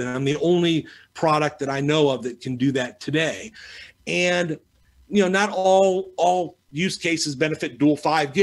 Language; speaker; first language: English; native; English